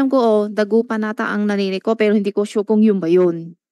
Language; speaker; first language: Filipino; non-native, learner; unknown